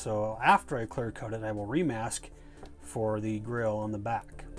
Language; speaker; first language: English; native; English